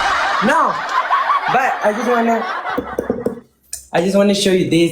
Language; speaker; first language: English; non-native, local second language; Malay